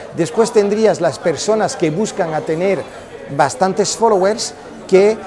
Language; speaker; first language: Spanish; early bilingual, heritage; Spanish